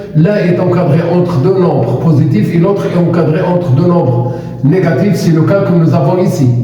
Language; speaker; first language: French; non-native, local second language; Arabic